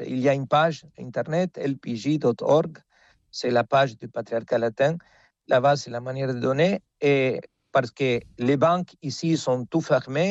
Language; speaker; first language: French; non-native, fluent; Spanish